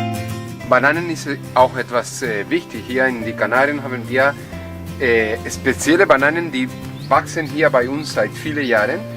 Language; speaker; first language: German; non-native, fluent; Spanish